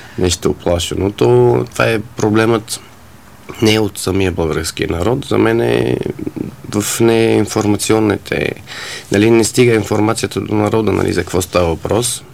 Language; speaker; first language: Bulgarian; non-native, fluent; Arabic